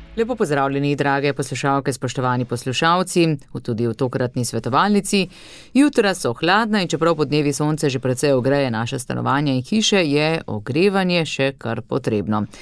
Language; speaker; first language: Slovenian; native; Slovenian